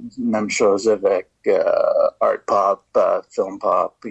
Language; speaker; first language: French; non-native, fluent; English